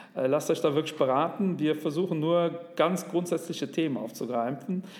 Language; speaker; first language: German; native; German